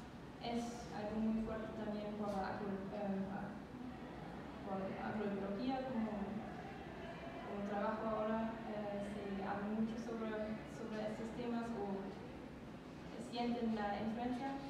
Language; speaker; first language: Spanish; non-native, learner; German